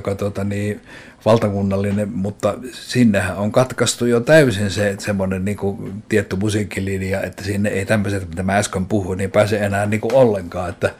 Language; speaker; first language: Finnish; native; Finnish